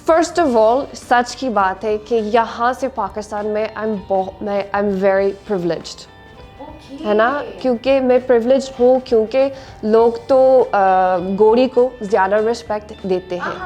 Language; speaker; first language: Hindi; non-native, learner; English